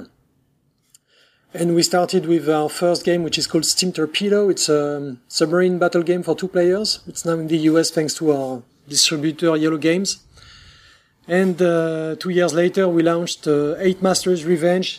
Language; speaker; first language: English; non-native, fluent; French